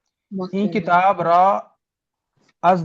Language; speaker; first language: Persian; non-native, learner; Urdu